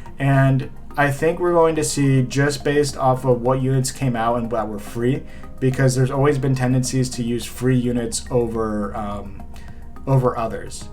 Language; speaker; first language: English; native; English